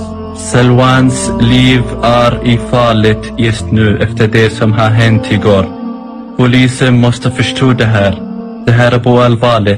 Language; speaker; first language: Swedish; non-native, learner; Arabic